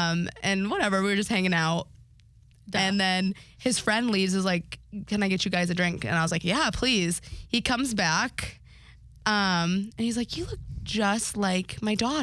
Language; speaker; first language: English; native; English